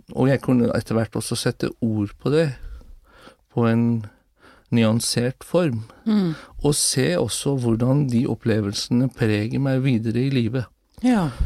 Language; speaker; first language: Norwegian; non-native, fluent; Persian